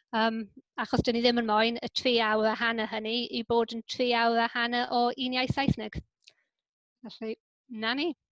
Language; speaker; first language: Welsh; non-native, local second language; English